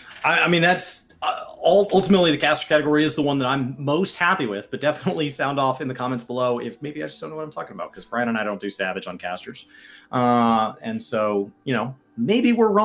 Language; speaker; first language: English; native; English